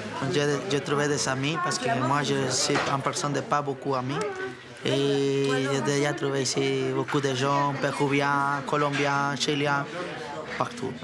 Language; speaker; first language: French; non-native, learner; Spanish